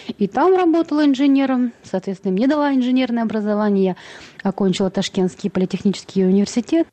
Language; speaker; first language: Russian; native; Russian